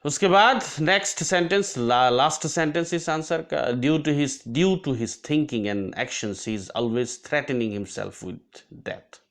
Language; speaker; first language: Hindi; non-native, local second language; Assamese